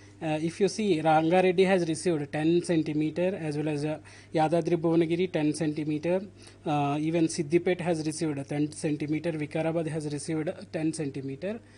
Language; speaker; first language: English; non-native, local second language; Telugu